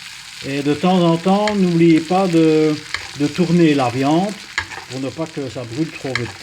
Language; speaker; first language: French; native; French